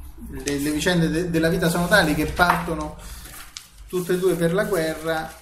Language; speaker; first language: Italian; native; Italian